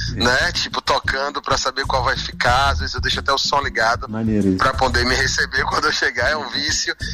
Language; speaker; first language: Portuguese; native; Portuguese